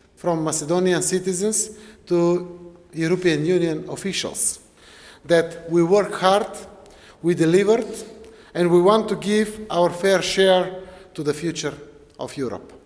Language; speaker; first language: English; non-native, fluent; Macedonian